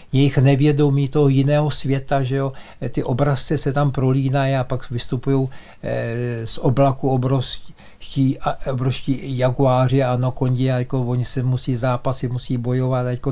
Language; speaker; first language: Czech; native; Czech